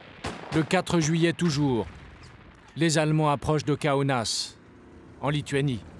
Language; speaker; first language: French; native; French